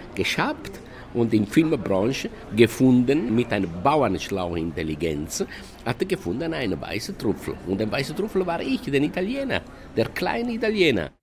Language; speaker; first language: German; non-native, fluent; Italian